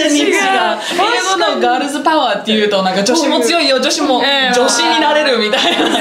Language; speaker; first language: Japanese; early bilingual, heritage; Japanese